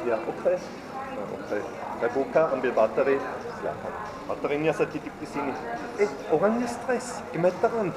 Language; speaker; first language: Indonesian; non-native, fluent; German